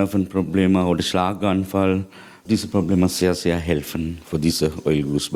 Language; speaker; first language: German; non-native, learner; Sinhala